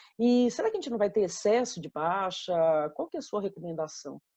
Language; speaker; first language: Portuguese; native; Portuguese